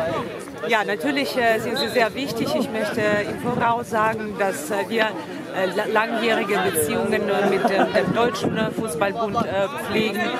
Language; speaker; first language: German; non-native, fluent; Russian